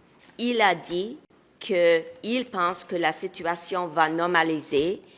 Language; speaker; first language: French; non-native, local second language; English